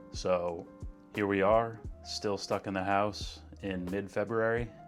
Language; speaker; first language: English; native; English